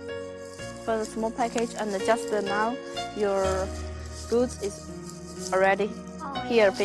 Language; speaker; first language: English; non-native, learner; Chinese